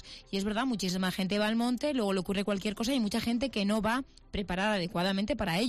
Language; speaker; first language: Spanish; native; Spanish